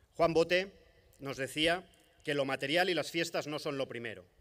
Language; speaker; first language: Spanish; non-native, local second language; Catalan